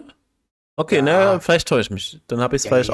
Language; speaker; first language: German; native; German